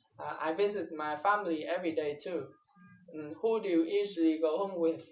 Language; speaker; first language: English; non-native, learner; Vietnamese